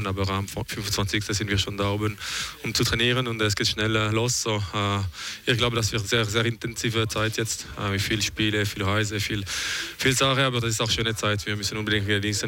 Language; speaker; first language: German; non-native, local second language; French